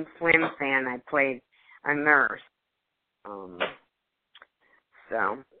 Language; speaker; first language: English; early bilingual, other home language; Spanish